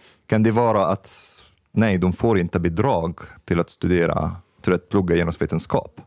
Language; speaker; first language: Swedish; non-native, fluent; Arabic